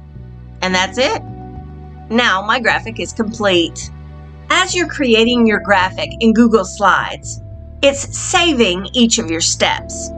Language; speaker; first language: English; native; English